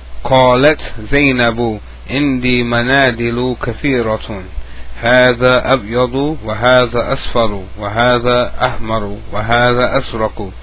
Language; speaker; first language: Arabic; non-native, fluent; English